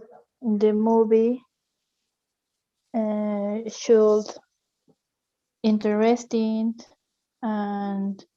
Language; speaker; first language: English; non-native, learner; Spanish